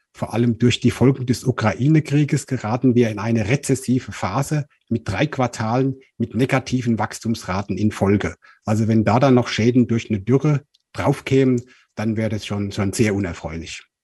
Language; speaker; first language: German; native; German